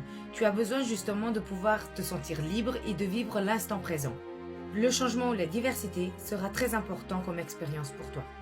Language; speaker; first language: French; native; French